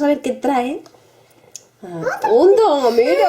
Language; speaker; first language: Spanish; native; Spanish